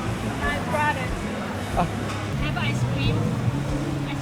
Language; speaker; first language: English; non-native, learner; Thai